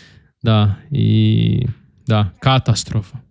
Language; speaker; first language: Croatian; non-native, learner; Portuguese